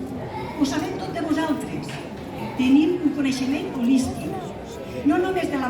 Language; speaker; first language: Catalan; native; Catalan